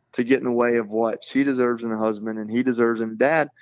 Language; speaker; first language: English; native; English